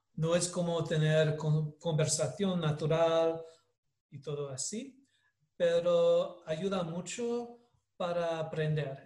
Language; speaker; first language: Spanish; non-native, learner; English